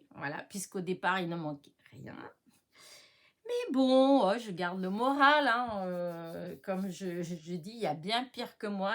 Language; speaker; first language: French; native; French